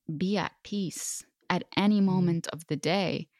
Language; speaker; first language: English; non-native, fluent; Arabic